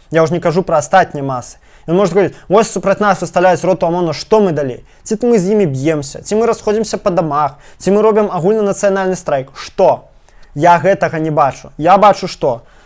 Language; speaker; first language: Belarusian; non-native, local second language; Russian